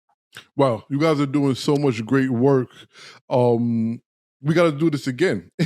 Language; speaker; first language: English; native; English